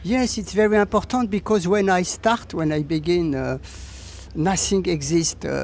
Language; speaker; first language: English; non-native, learner; French